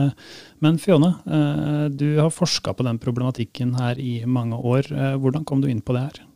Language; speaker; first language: Norwegian; native; Norwegian